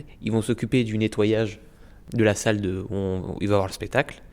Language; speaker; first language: French; native; French